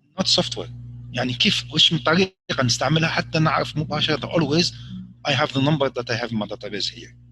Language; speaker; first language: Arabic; native; Arabic